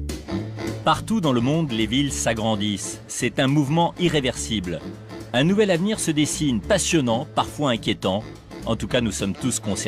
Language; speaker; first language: French; native; French